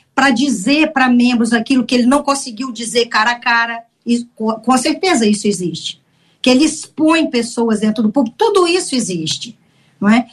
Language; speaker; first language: Portuguese; native; Portuguese